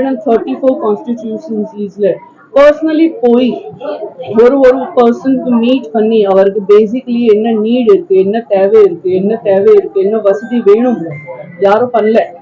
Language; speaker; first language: Tamil; non-native, fluent; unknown